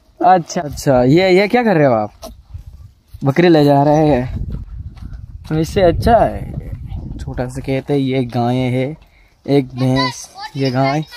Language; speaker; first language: Hindi; native; Hindi